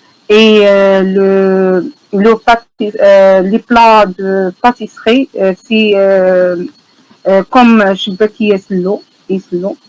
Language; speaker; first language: French; non-native, learner; Arabic